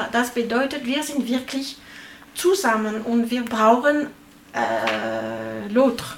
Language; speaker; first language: German; non-native, learner; French